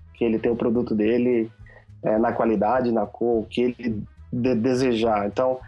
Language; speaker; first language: Portuguese; native; Portuguese